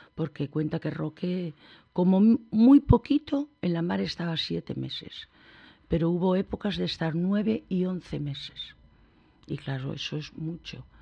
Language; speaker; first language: Spanish; native; Spanish